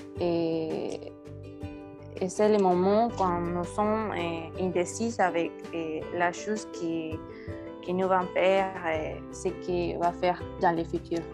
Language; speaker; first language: French; non-native, learner; Spanish